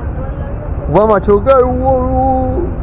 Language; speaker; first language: Spanish; native; Spanish